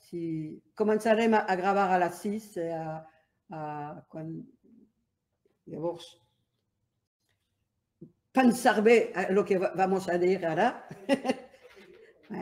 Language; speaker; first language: Catalan; non-native, local second language; Spanish